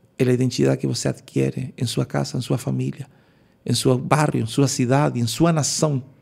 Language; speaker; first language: Portuguese; non-native, learner; Spanish